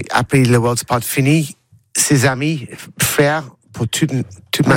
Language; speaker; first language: French; non-native, learner; English